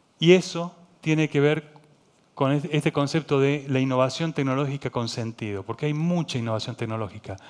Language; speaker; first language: Spanish; native; Spanish